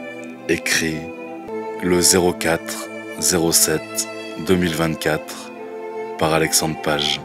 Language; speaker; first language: French; native; French